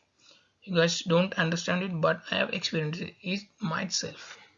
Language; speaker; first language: English; non-native, local second language; Tamil